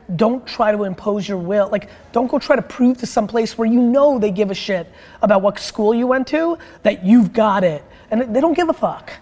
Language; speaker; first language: English; early bilingual, other home language; Russian